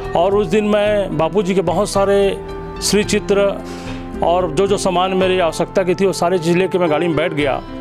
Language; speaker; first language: Hindi; native; Hindi